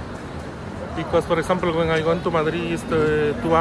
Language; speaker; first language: English; non-native, learner; Spanish